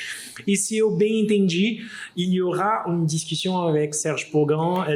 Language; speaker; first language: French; non-native, fluent; Portuguese